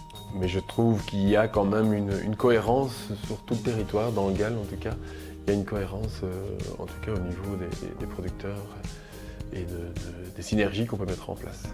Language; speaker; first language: French; native; French